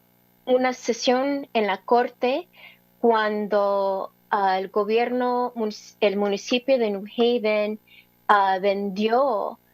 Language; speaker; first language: Spanish; early bilingual, heritage; English